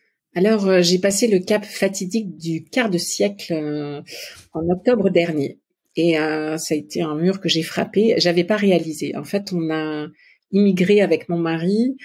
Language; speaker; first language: French; native; French